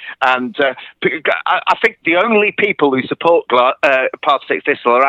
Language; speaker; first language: English; native; English